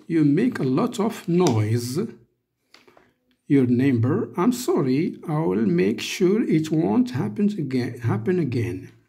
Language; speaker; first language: English; non-native, fluent; Arabic